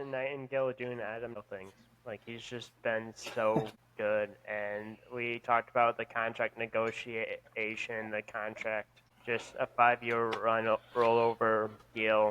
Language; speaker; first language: English; native; English